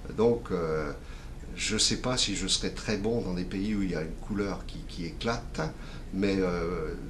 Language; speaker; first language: French; native; French